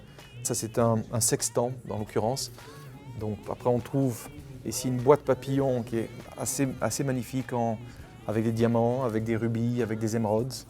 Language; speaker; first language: French; native; French